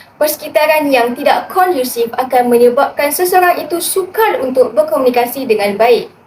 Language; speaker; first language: Malay; native; Malay